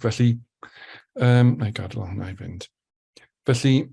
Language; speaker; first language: Welsh; native; Welsh